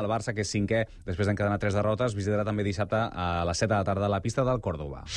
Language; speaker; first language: Catalan; native; Catalan